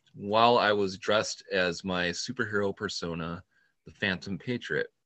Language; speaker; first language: English; native; English